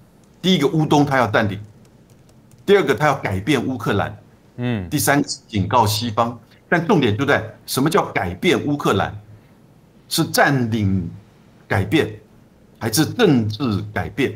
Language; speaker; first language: Chinese; native; Chinese